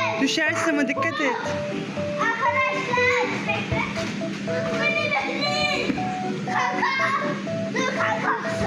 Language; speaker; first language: Turkish; native; Turkish